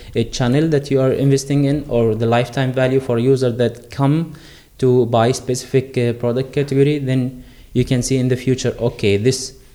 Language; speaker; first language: English; non-native, fluent; Arabic